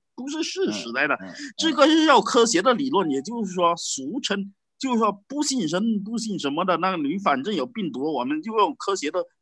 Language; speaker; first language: Chinese; native; Chinese